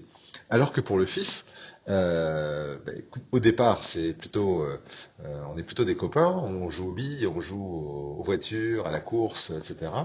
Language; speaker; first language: French; native; French